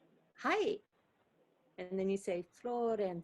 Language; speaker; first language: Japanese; non-native, fluent; English